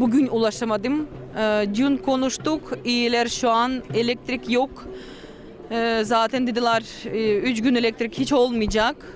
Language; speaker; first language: Turkish; non-native, learner; Russian